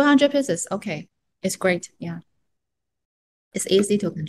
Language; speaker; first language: English; non-native, learner; Chinese